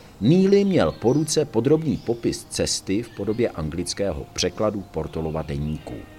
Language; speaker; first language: Czech; native; Czech